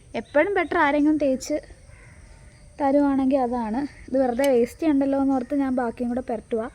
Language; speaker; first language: Malayalam; native; Malayalam